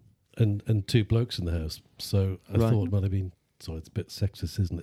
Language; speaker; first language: English; native; English